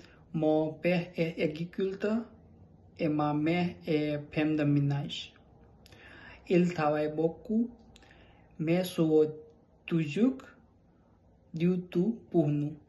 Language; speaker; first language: French; non-native, learner; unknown